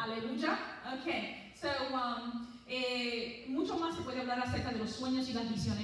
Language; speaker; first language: Spanish; early bilingual, heritage; Spanish